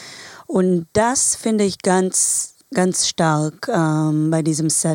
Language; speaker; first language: German; non-native, fluent; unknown